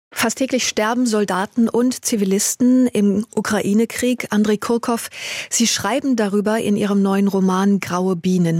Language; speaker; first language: German; native; German